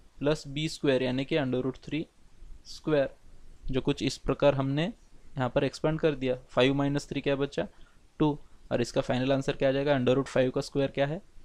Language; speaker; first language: Hindi; non-native, local second language; Marathi